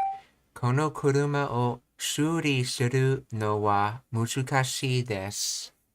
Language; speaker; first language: Japanese; non-native, learner; English